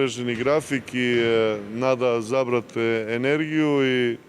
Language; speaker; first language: Russian; non-native, learner; Serbian